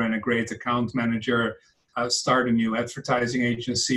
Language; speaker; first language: English; non-native, fluent; Dutch